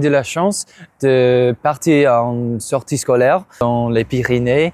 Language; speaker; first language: French; non-native, learner; English